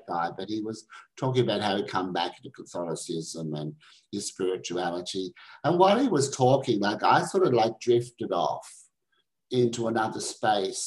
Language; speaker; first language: English; native; English